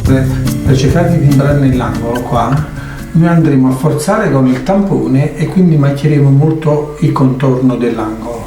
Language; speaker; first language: Italian; native; Italian